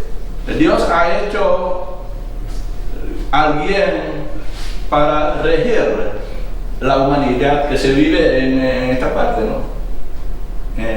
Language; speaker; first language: Spanish; non-native, fluent; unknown